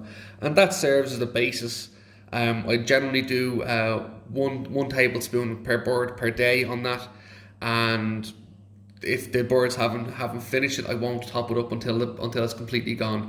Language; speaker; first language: English; native; English